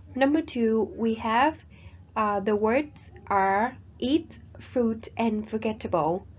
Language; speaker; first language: English; non-native, fluent; Vietnamese